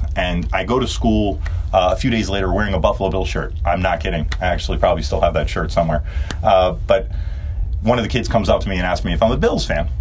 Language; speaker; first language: English; early bilingual, other home language; Turkish